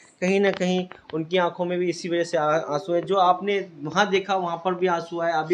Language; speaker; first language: Hindi; native; Hindi